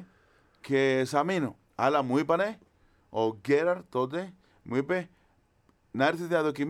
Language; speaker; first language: Greek; non-native, learner; Spanish